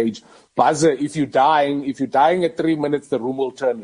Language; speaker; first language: English; native; English